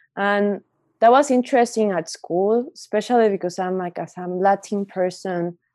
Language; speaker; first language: English; non-native, fluent; Spanish